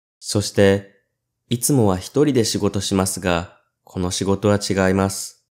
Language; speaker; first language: Japanese; native; Japanese